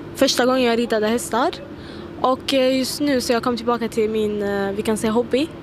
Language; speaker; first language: Swedish; early bilingual, other home language; Arabic